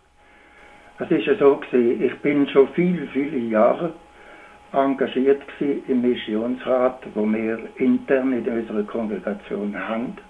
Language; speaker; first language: German; native; German